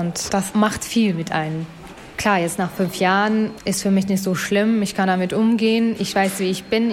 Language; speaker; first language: German; non-native, fluent; Albanian